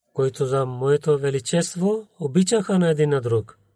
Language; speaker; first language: Bulgarian; non-native, learner; Urdu